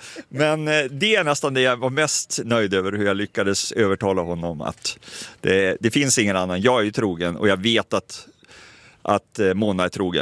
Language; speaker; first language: Swedish; native; Swedish